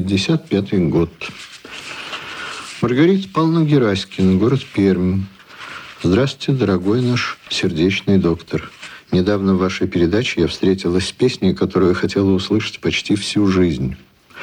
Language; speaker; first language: Russian; native; Russian